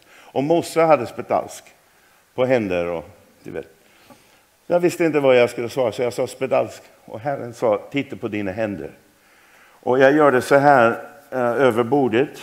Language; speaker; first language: Swedish; non-native, fluent; English